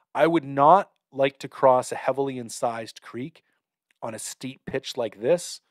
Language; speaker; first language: English; native; English